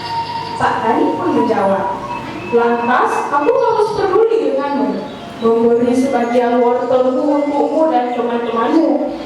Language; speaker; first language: Indonesian; native; Indonesian